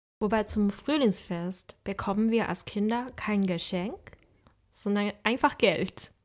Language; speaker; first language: German; non-native, fluent; Chinese